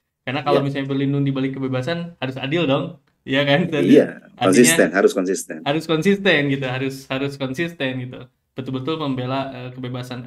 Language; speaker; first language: Indonesian; native; Indonesian